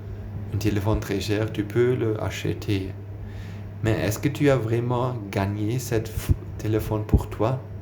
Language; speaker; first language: French; non-native, learner; German